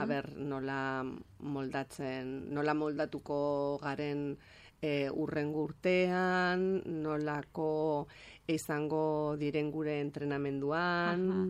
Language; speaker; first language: Basque; non-native, local second language; Spanish